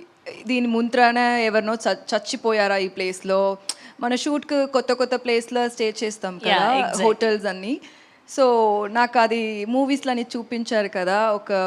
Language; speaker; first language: Telugu; non-native, learner; Tamil